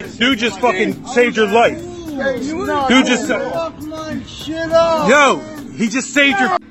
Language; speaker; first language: English; native; English